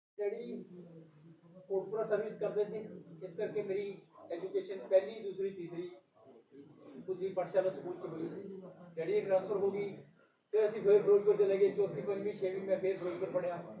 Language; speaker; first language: Punjabi; native; Punjabi